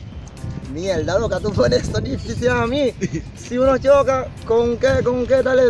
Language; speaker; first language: Spanish; native; Spanish